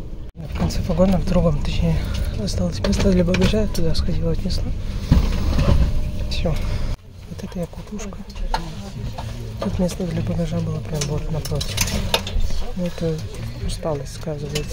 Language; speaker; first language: Russian; native; Russian